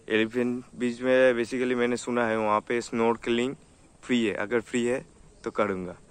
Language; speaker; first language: Hindi; non-native, local second language; Bangla